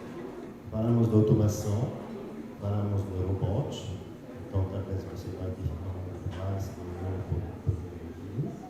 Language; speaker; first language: Portuguese; non-native, fluent; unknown